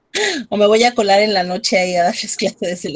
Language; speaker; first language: Spanish; native; Spanish